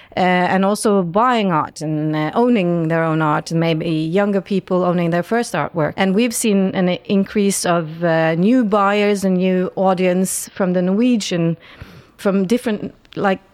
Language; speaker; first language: English; non-native, fluent; Norwegian